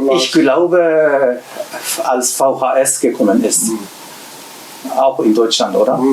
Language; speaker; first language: German; non-native, learner; Japanese